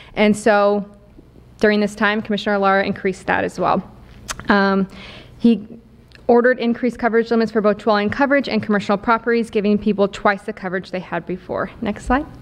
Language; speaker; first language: English; native; English